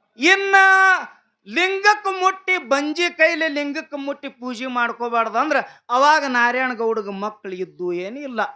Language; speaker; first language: Kannada; non-native, local second language; Lambadi